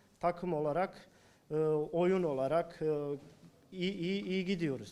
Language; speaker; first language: Turkish; non-native, learner; Bosnian